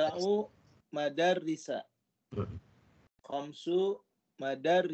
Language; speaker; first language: Arabic; non-native, learner; Indonesian